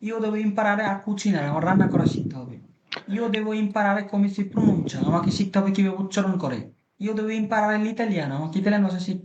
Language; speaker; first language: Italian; non-native, fluent; Bangla